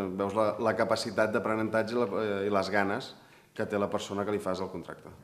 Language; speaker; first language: Catalan; native; Catalan